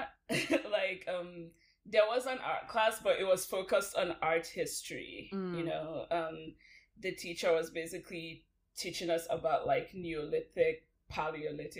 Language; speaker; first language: English; non-native, local second language; Hausa